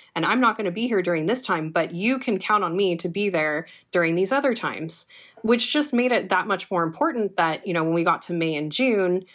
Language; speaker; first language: English; native; English